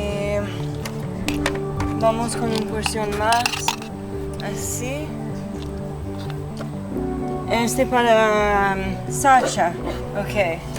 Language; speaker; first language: Spanish; non-native, learner; English